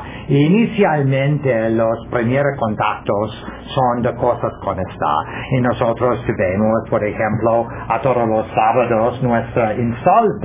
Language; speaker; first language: Spanish; non-native, learner; English